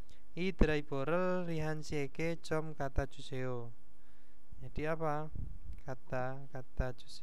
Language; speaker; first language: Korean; non-native, fluent; Indonesian